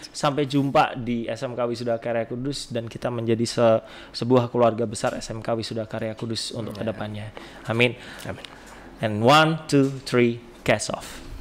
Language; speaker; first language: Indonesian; non-native, local second language; Javanese